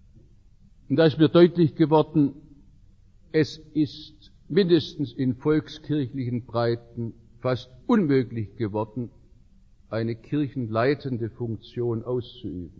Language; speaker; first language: German; native; German